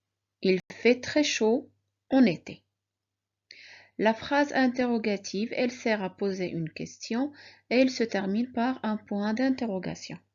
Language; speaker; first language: French; non-native, local second language; Arabic